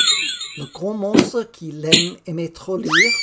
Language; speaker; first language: French; non-native, learner; English